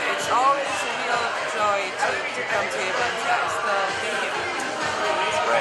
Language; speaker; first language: English; non-native, fluent; Arabic